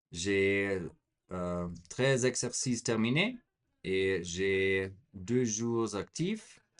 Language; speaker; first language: French; non-native, fluent; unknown